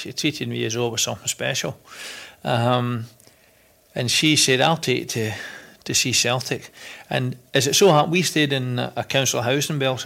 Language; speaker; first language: English; native; English